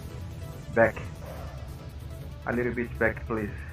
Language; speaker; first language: English; non-native, learner; Portuguese